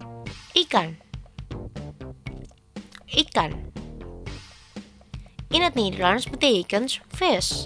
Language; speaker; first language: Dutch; non-native, fluent; Indonesian